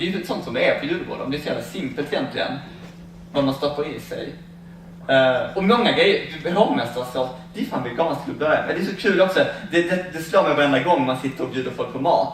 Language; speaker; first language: Swedish; native; Swedish